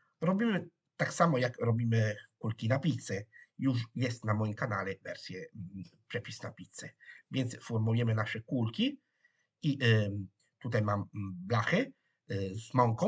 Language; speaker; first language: Polish; non-native, fluent; Italian